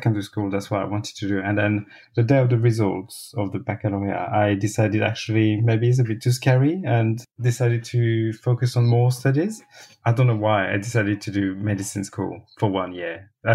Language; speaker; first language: English; non-native, fluent; French